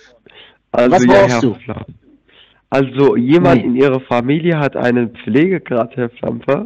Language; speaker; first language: German; non-native, fluent; Arabic